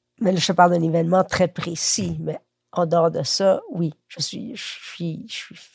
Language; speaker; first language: French; early bilingual, other home language; Spanish